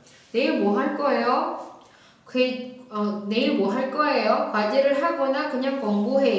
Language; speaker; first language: Korean; non-native, fluent; Indonesian